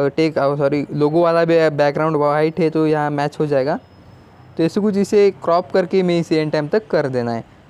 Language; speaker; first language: Hindi; non-native, local second language; Marathi